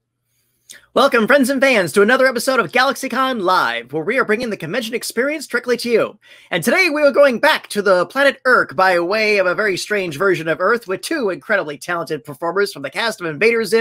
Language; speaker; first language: English; native; English